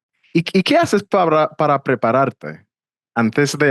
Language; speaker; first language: Spanish; non-native, fluent; English